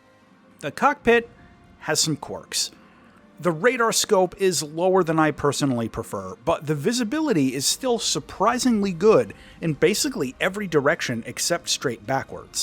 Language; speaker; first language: English; native; English